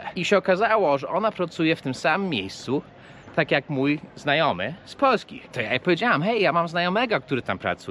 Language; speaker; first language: Polish; early bilingual, heritage; English